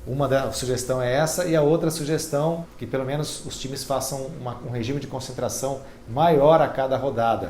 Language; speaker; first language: Portuguese; native; Portuguese